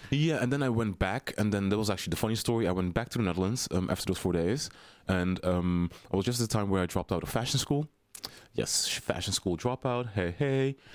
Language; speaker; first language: English; non-native, fluent; Dutch